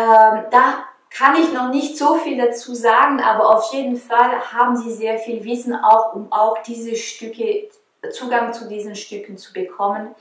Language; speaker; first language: German; non-native, fluent; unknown